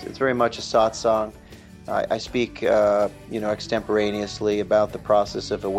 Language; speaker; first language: English; native; English